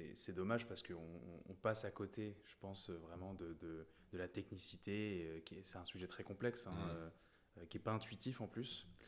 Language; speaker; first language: French; native; French